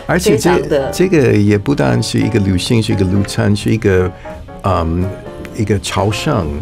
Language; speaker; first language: Chinese; non-native, fluent; English